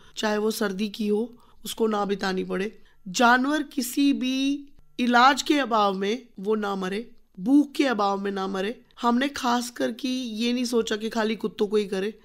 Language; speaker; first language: Hindi; native; Hindi